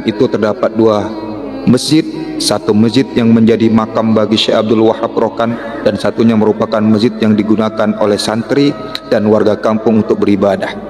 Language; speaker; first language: Indonesian; native; Indonesian